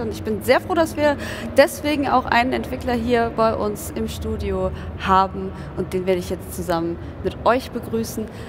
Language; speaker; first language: German; native; German